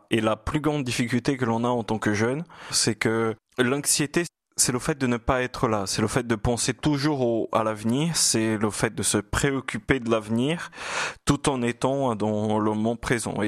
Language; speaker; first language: French; non-native, fluent; Portuguese